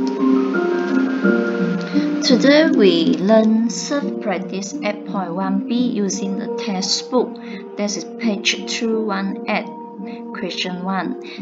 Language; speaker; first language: English; non-native, local second language; Chinese